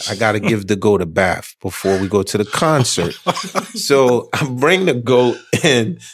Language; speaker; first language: English; early bilingual, other home language; Haitian Creole